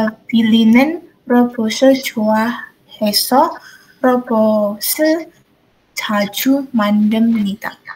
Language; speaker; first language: Korean; non-native, learner; Indonesian